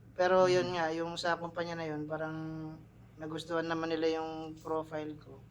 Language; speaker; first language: Filipino; non-native, local second language; Iloko